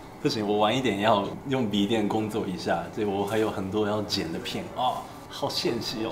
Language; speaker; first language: Chinese; non-native, fluent; Japanese